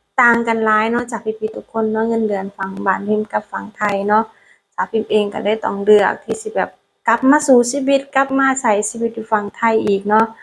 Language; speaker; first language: Thai; non-native, learner; Lao